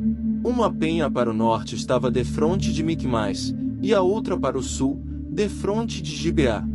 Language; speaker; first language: Portuguese; native; Portuguese